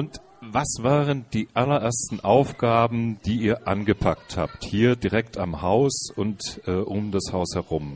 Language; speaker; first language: German; native; German